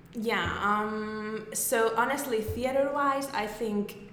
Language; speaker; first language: English; non-native, fluent; Hungarian